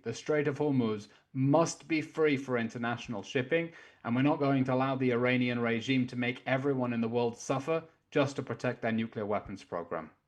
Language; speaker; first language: English; native; English